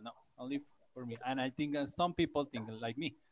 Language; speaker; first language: English; non-native, learner; Spanish